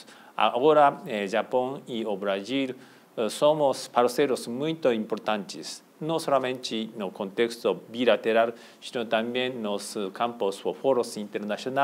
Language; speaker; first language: Portuguese; non-native, fluent; Japanese